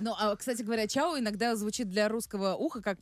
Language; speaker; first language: Russian; native; Russian